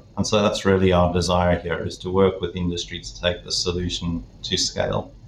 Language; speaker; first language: English; native; English